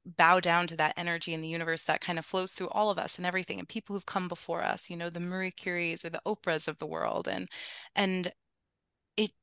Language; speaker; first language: English; early bilingual, other home language; Spanish